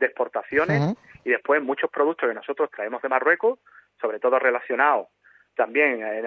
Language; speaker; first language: Spanish; native; Spanish